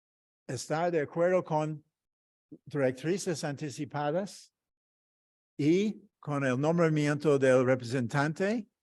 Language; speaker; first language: Spanish; non-native, fluent; English